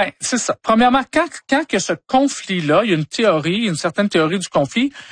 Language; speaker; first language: French; native; French